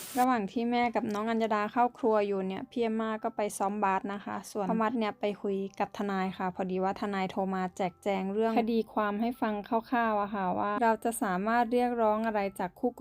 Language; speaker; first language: Thai; native; Thai